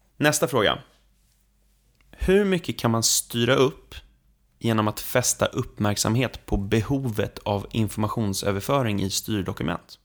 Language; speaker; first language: Swedish; native; Swedish